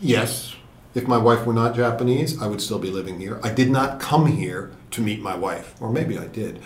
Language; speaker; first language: English; native; English